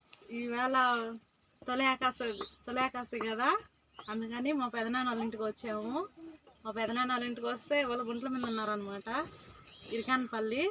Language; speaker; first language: Telugu; native; Telugu